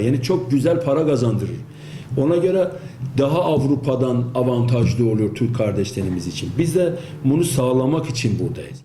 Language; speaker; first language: Turkish; non-native, fluent; Azerbaijani